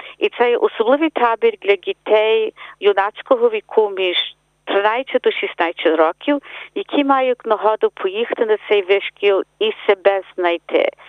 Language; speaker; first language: Ukrainian; early bilingual, heritage; Ukrainian